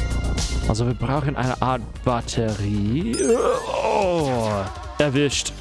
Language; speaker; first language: German; non-native, fluent; English